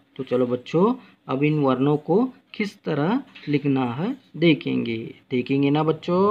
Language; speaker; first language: Hindi; non-native, local second language; Kannada